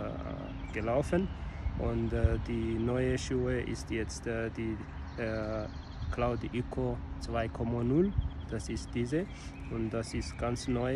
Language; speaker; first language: German; non-native, learner; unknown